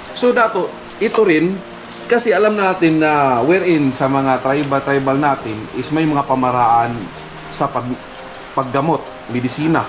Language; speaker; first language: Filipino; non-native, local second language; Cebuano